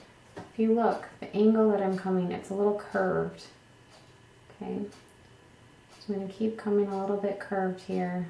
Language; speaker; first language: English; native; English